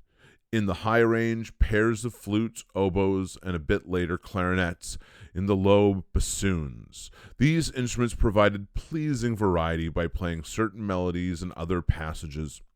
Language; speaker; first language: English; native; English